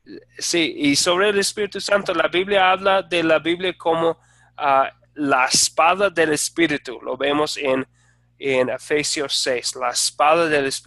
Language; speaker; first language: Spanish; non-native, fluent; English